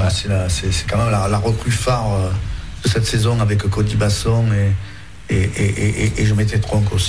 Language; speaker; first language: French; native; French